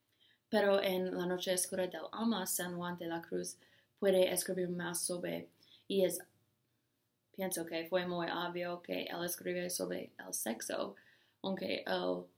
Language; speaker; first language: Spanish; non-native, learner; English